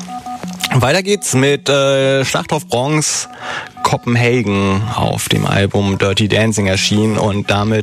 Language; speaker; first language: German; native; German